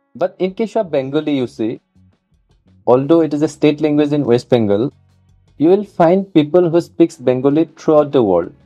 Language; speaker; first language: English; non-native, local second language; Assamese